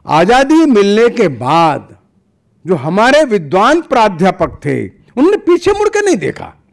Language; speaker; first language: Hindi; native; Hindi